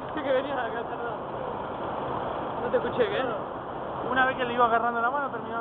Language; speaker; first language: Spanish; native; Spanish